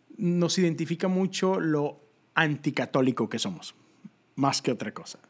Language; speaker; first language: Spanish; native; Spanish